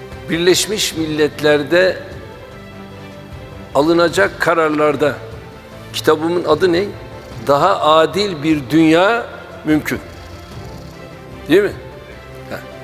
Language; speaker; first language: Turkish; native; Turkish